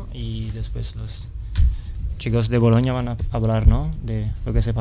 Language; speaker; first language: Spanish; non-native, fluent; Italian